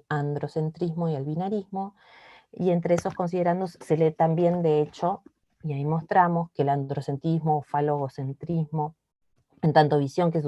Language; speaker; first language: Spanish; native; Spanish